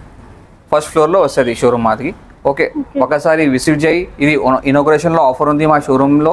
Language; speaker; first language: Telugu; non-native, local second language; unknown